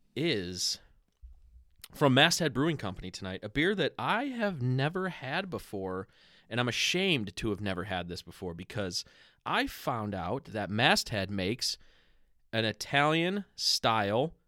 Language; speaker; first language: English; early bilingual, other home language; Italian